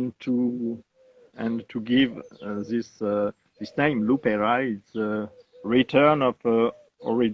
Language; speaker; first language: English; non-native, learner; French